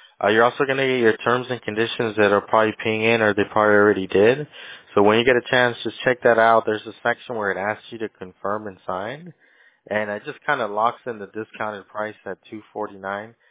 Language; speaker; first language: English; early bilingual, other home language; Spanish